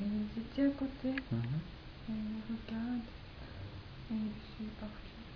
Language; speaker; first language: French; non-native, learner; Japanese